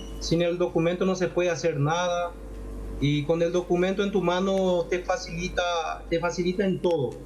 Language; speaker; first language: Spanish; native; Spanish